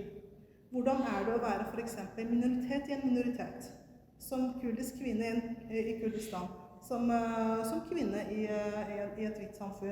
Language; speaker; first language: Norwegian; early bilingual, other home language; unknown